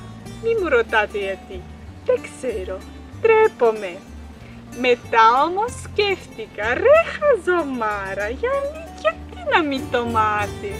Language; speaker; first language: Greek; non-native, learner; Romanian